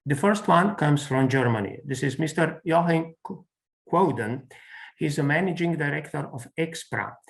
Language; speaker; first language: English; non-native, fluent; Slovenian